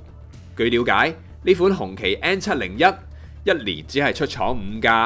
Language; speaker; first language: Chinese; non-native, local second language; Cantonese